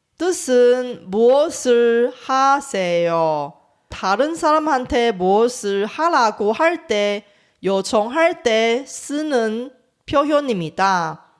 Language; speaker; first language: Korean; non-native, fluent; Chinese